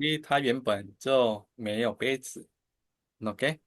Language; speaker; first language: Chinese; non-native, fluent; Indonesian